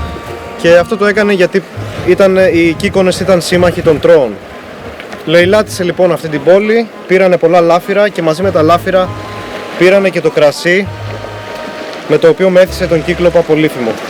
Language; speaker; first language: Greek; native; Greek